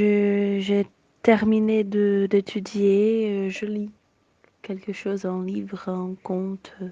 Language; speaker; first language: French; non-native, fluent; Portuguese